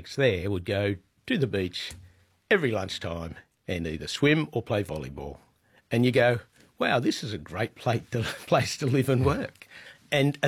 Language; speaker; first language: English; native; English